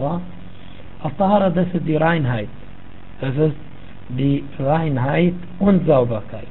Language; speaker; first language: German; non-native, fluent; Arabic